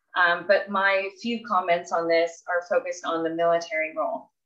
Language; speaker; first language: English; native; English